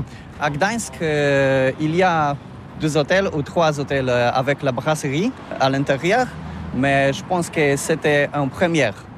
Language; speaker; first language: French; non-native, learner; Polish